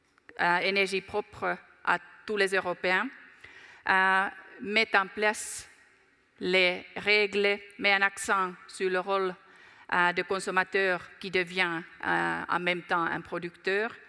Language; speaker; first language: French; non-native, fluent; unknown